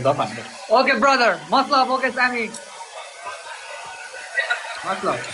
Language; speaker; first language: English; non-native, learner; Nepali